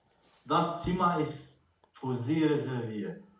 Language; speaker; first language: German; non-native, learner; Croatian